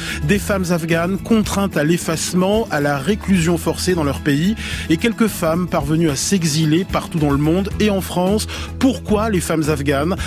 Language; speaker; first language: French; native; French